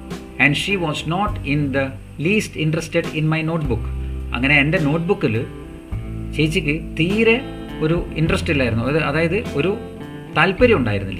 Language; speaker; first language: Malayalam; native; Malayalam